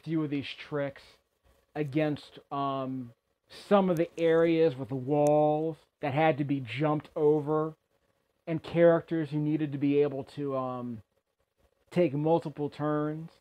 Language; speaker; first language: English; native; English